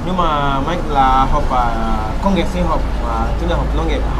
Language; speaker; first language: Vietnamese; non-native, learner; Portuguese